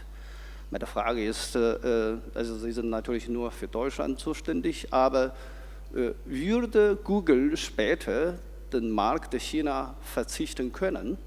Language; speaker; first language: German; non-native, fluent; Chinese